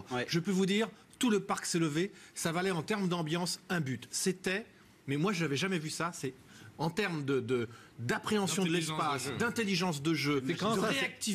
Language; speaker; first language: French; native; French